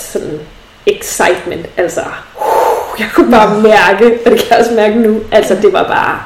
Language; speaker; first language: Danish; native; Danish